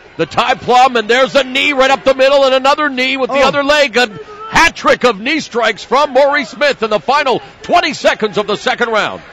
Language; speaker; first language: English; native; English